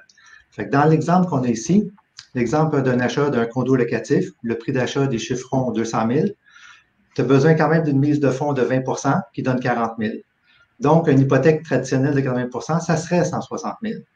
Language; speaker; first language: French; native; French